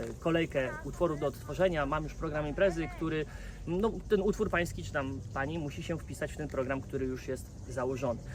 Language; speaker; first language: Polish; native; Polish